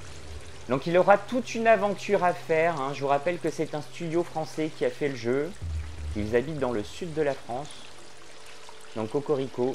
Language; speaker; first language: French; native; French